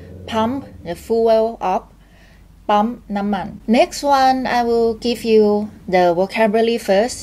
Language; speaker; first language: English; non-native, fluent; Thai